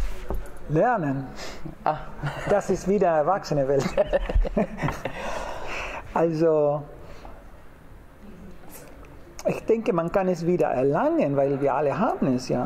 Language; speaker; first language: German; non-native, fluent; Spanish